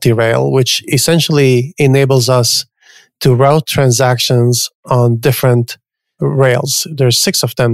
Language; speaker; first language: English; native; English